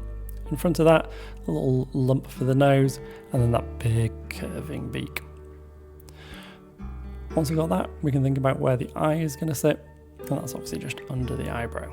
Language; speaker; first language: English; native; English